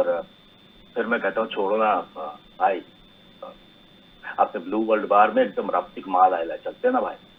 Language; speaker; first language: Hindi; native; Hindi